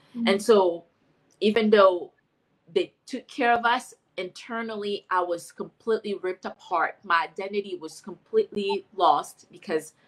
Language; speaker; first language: English; non-native, fluent; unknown